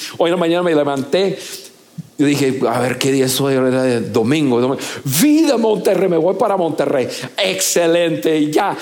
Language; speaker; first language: Spanish; non-native, fluent; English